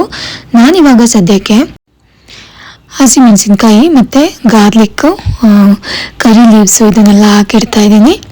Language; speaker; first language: Kannada; native; Kannada